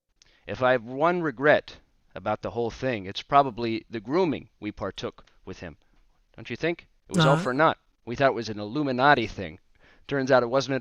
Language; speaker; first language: English; native; English